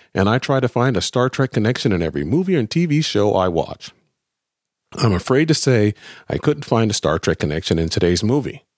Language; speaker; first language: English; native; English